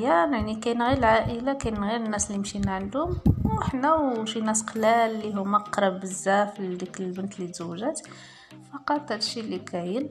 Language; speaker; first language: Arabic; native; Arabic